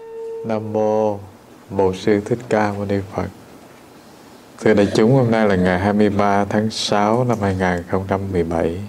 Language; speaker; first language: Vietnamese; native; Vietnamese